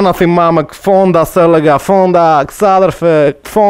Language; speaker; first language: Greek; native; Greek